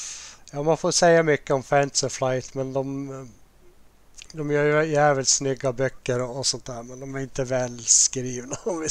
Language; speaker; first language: Swedish; native; Swedish